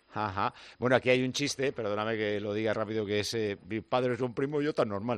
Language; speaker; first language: Spanish; native; Spanish